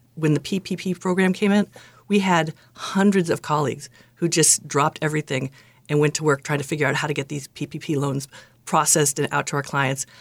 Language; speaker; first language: English; native; English